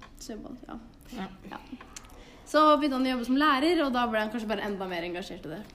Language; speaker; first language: Norwegian; native; Norwegian